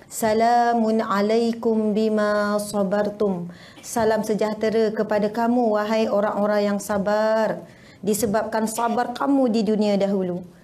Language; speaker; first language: Malay; native; Malay